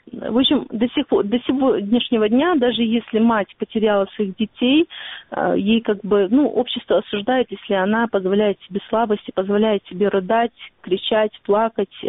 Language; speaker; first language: Russian; non-native, local second language; Ingush